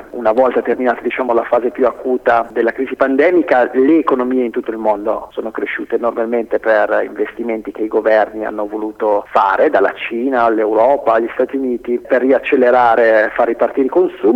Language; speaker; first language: Italian; native; Italian